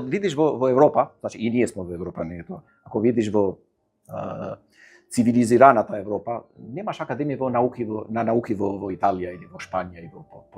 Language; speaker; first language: Macedonian; non-native, fluent; Albanian